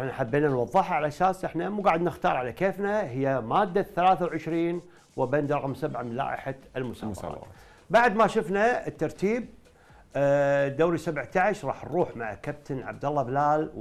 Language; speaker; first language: Arabic; native; Arabic